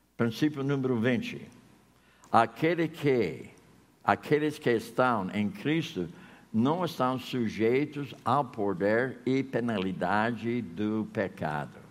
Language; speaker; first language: Portuguese; non-native, fluent; English